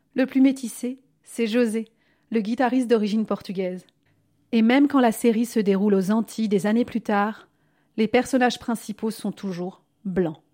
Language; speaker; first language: French; native; French